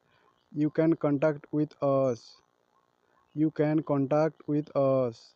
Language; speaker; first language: English; non-native, learner; Odia